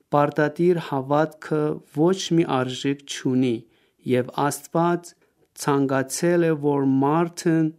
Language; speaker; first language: Armenian; native; Armenian